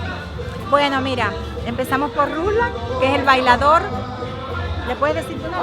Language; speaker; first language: Spanish; native; Spanish